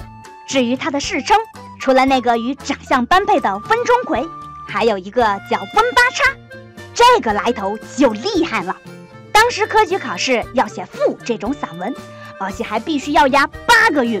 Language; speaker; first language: Chinese; native; Chinese